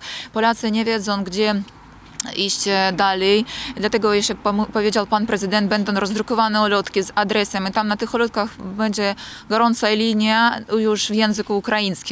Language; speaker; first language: Polish; non-native, fluent; Ukrainian